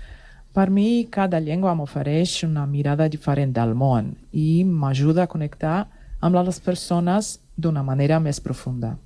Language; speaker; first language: Catalan; non-native, learner; Portuguese